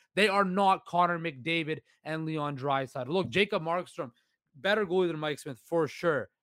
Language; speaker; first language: English; native; English